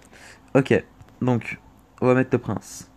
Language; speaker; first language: French; native; French